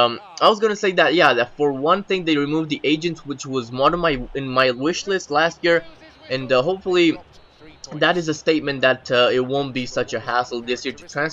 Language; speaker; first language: English; native; English